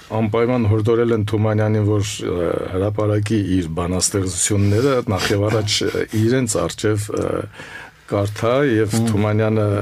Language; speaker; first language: Armenian; native; Armenian